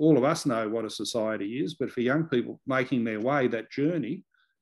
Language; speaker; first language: English; native; English